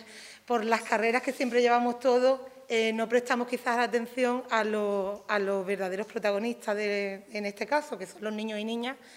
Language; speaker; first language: Spanish; native; Spanish